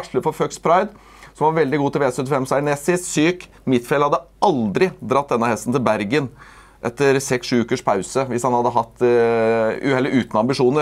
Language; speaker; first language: Norwegian; native; Norwegian